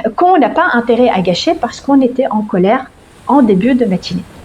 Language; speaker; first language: French; non-native, local second language; Arabic